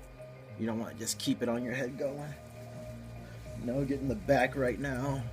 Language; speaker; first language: English; native; English